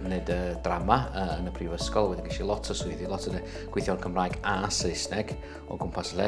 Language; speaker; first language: Welsh; non-native, local second language; English